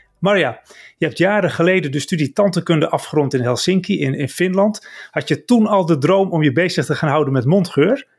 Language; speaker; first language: Dutch; native; Dutch